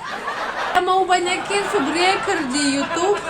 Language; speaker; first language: Indonesian; non-native, learner; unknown